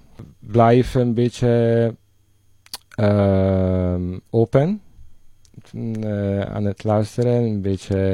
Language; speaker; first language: Dutch; non-native, learner; Italian